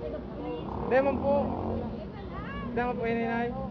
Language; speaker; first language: Filipino; non-native, local second language; Bikol